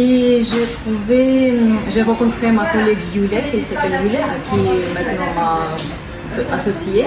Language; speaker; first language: French; non-native, learner; Russian